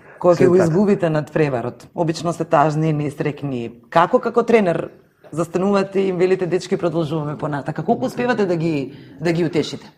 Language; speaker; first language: Macedonian; native; Macedonian